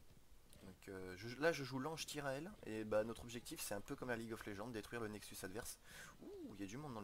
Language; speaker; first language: French; native; French